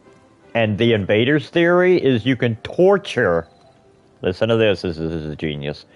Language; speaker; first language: English; native; English